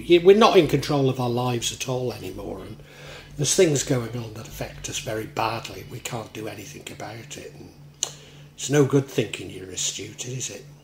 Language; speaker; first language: English; native; English